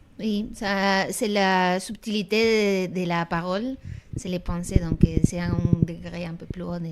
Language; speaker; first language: French; non-native, fluent; Spanish